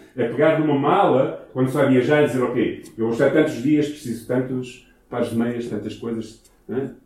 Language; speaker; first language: Portuguese; native; Portuguese